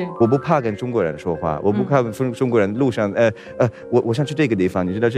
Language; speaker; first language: Chinese; non-native, fluent; Swedish